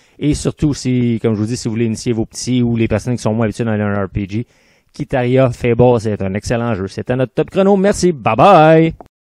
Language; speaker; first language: French; native; French